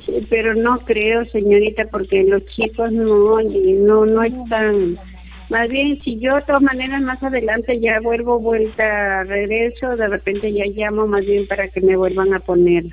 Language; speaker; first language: Spanish; native; Spanish